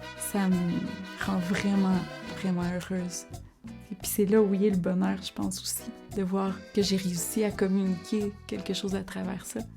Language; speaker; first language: French; non-native, fluent; Spanish